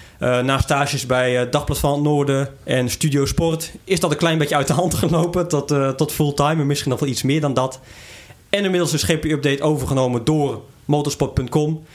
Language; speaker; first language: Dutch; native; Dutch